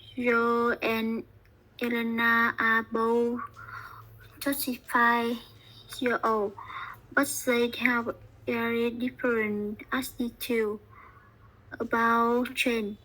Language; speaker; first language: English; non-native, learner; Vietnamese